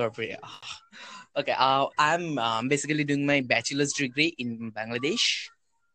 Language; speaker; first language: English; non-native, local second language; Bangla